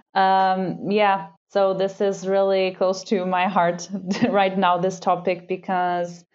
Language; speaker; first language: English; non-native, fluent; Portuguese